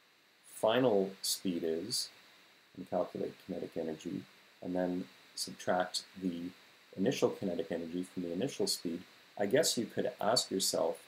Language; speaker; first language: English; native; English